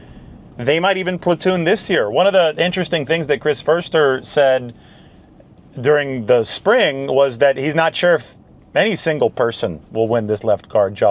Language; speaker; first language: English; native; English